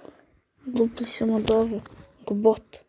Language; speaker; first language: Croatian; early bilingual, heritage; Croatian